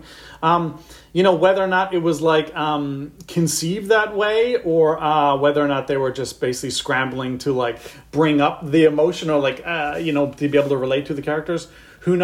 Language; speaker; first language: English; native; English